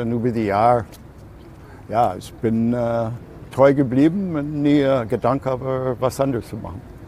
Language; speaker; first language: German; non-native, learner; English